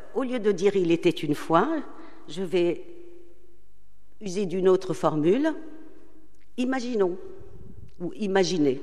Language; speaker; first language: French; non-native, local second language; Arabic